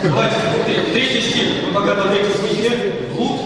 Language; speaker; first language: Russian; native; Russian